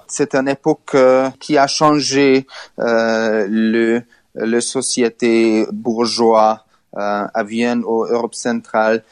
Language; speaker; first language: French; non-native, learner; Hungarian